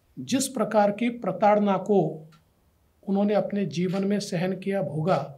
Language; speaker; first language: Hindi; non-native, local second language; Marathi